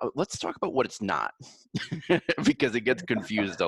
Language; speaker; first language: English; native; English